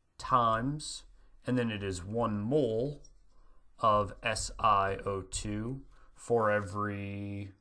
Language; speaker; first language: English; native; English